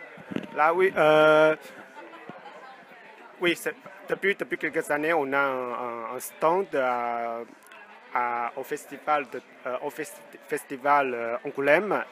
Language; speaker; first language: French; non-native, fluent; Chinese